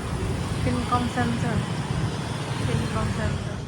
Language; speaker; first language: English; non-native, learner; Indonesian